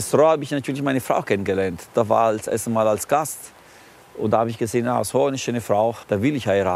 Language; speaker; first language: German; non-native, fluent; Italian